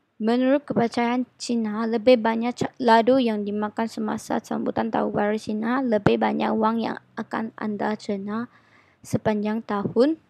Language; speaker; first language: Malay; non-native, local second language; Chinese